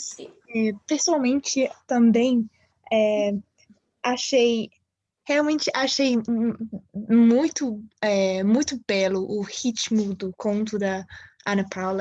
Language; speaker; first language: Portuguese; non-native, fluent; English